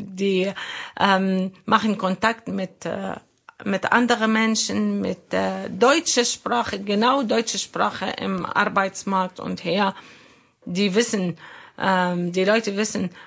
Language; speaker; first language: German; non-native, learner; Arabic